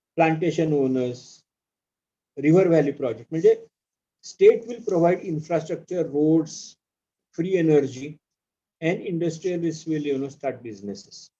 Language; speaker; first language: English; non-native, local second language; Marathi